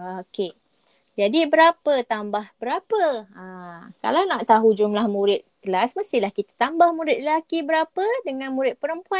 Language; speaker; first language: Malay; native; Malay